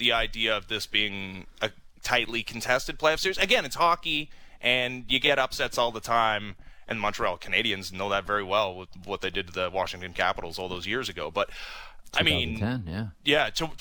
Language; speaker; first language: English; native; English